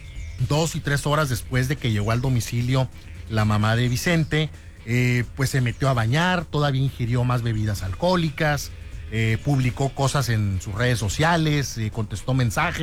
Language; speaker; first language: Spanish; native; Spanish